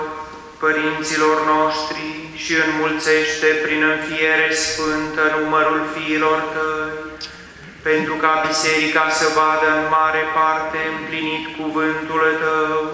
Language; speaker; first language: Romanian; native; Romanian